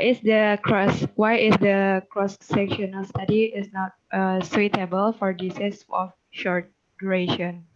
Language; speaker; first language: English; non-native, learner; Indonesian